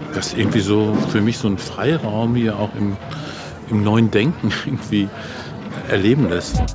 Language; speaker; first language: German; native; German